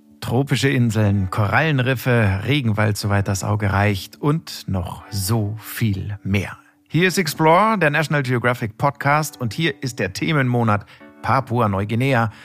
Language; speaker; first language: German; native; German